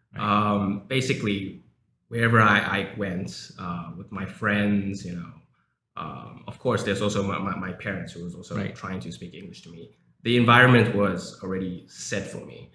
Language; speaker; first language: English; early bilingual, other home language; Chinese